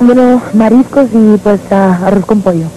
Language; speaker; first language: Spanish; early bilingual, heritage; English